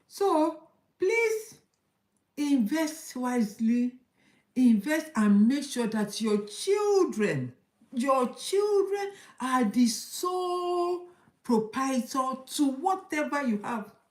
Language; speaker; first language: English; non-native, local second language; Yoruba